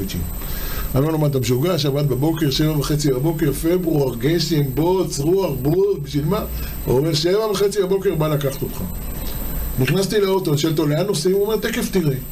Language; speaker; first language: Hebrew; native; Hebrew